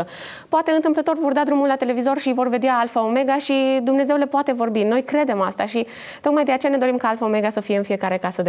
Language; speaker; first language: Romanian; native; Romanian